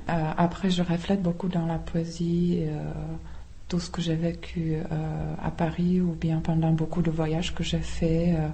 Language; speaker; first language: French; non-native, fluent; Czech